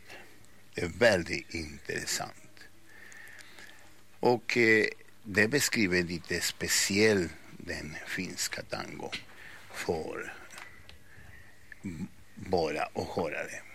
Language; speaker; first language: Swedish; non-native, fluent; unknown